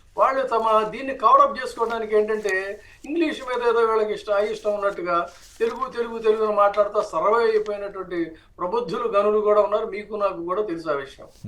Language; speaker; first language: Telugu; native; Telugu